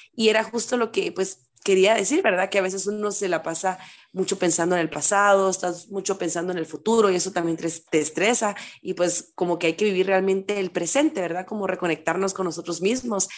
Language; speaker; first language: Spanish; native; Spanish